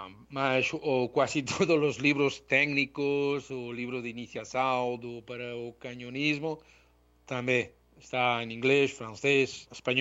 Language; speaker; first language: Portuguese; non-native, learner; Spanish